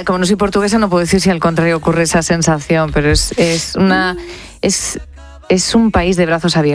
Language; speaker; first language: Spanish; native; Spanish